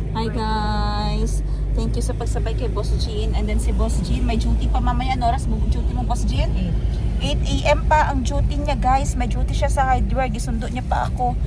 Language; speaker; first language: Filipino; non-native, local second language; Cebuano